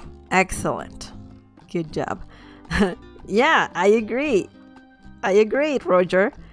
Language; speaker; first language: English; non-native, fluent; Spanish